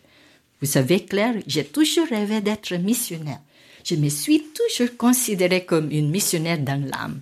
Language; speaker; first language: French; non-native, fluent; Filipino